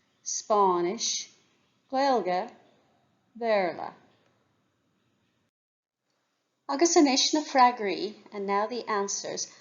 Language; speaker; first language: Irish; non-native, local second language; English